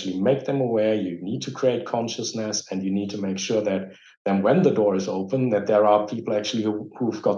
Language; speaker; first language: English; non-native, fluent; German